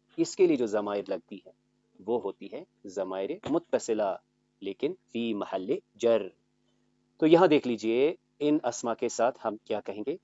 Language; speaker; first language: Urdu; native; Urdu